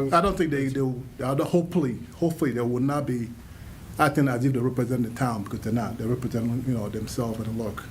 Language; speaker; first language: English; early bilingual, other home language; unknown